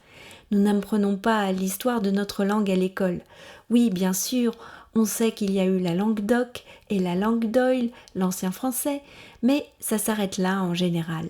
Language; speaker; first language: French; native; French